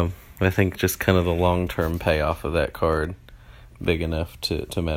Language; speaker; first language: English; native; English